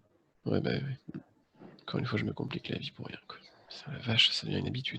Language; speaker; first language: French; native; French